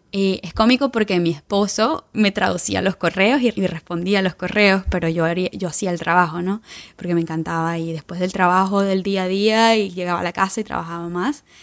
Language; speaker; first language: Spanish; native; Spanish